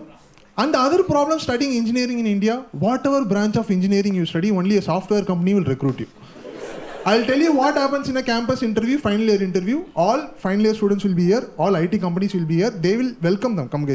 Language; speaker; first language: English; non-native, local second language; Tamil